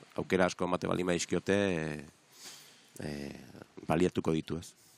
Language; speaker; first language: Basque; native; Basque